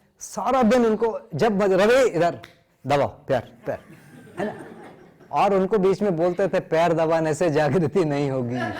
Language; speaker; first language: Hindi; non-native, local second language; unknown